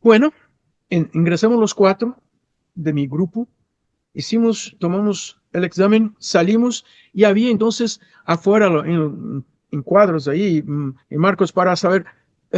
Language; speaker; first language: Spanish; non-native, fluent; Portuguese